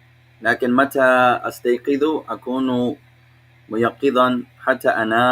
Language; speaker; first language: Arabic; non-native, fluent; English